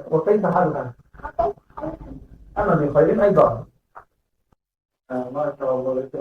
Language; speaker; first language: Arabic; non-native, learner; Bangla